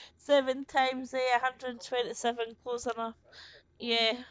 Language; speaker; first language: English; native; English